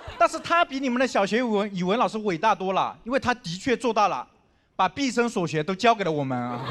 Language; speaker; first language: Chinese; non-native, local second language; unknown